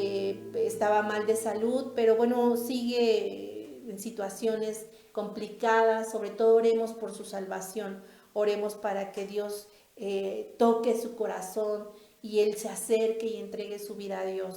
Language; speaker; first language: Spanish; native; Spanish